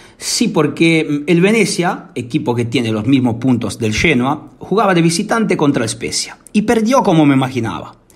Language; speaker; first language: Spanish; non-native, fluent; Italian